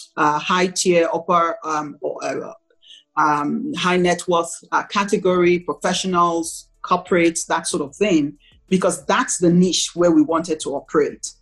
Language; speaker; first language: English; non-native, local second language; Igbo